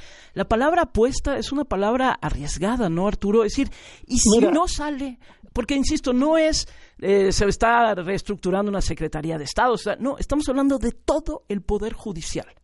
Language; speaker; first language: Spanish; native; Spanish